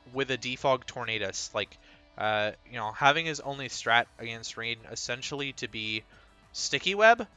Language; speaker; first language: English; native; English